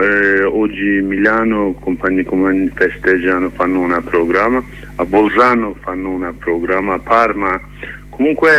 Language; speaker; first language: Italian; non-native, learner; Kurdish